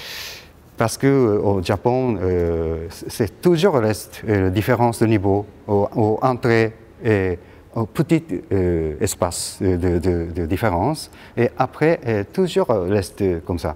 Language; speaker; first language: French; non-native, learner; Japanese